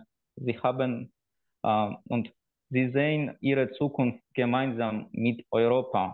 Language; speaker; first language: German; non-native, fluent; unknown